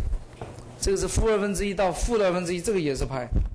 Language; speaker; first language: Chinese; native; Chinese